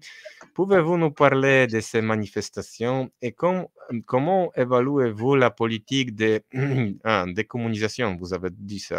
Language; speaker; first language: French; non-native, fluent; Polish